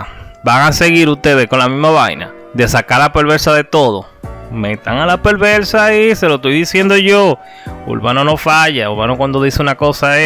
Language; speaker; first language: Spanish; native; Spanish